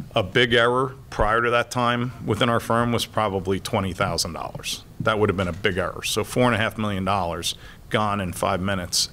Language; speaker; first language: English; native; English